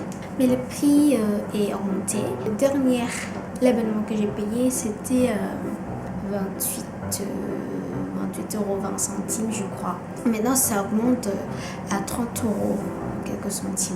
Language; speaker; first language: French; non-native, fluent; Indonesian